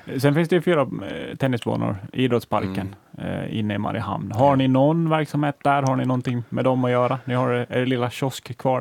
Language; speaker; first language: Swedish; native; Swedish